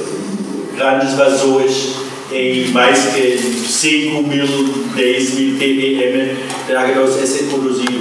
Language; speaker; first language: Portuguese; non-native, fluent; German